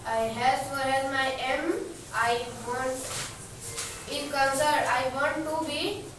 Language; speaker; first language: English; non-native, learner; Hindi